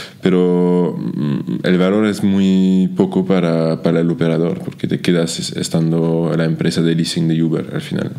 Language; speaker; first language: Spanish; non-native, fluent; French